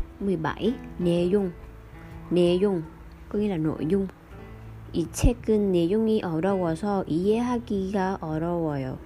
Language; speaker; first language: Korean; non-native, fluent; Vietnamese